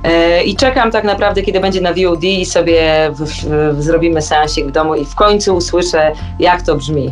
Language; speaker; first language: Polish; native; Polish